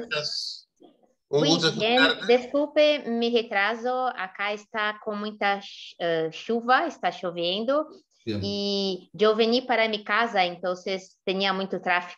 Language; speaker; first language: Spanish; non-native, fluent; Portuguese